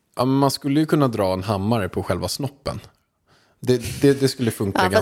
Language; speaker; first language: Swedish; native; Swedish